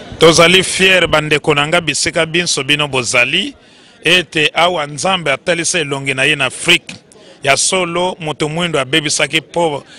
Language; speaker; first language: Lingala; native; Lingala